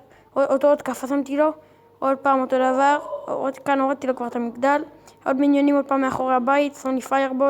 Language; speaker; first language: Hebrew; native; Hebrew